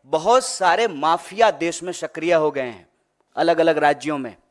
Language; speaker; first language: Hindi; native; Hindi